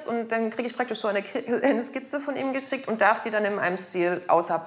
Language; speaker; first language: German; native; German